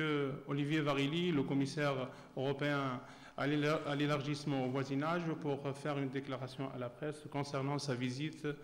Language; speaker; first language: French; non-native, local second language; Arabic